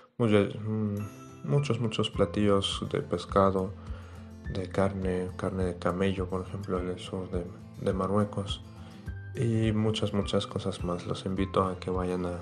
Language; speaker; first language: Spanish; non-native, fluent; Arabic